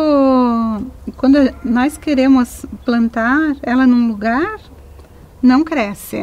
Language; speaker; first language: Portuguese; native; Portuguese